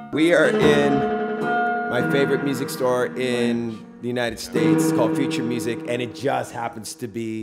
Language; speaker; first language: English; native; English